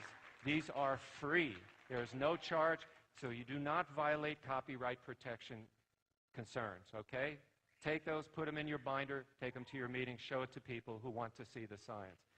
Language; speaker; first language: English; native; English